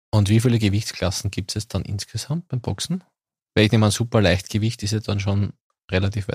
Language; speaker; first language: German; native; German